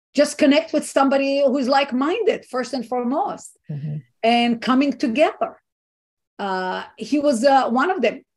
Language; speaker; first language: English; non-native, fluent; Hebrew